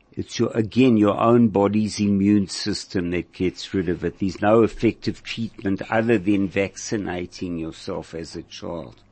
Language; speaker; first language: English; native; English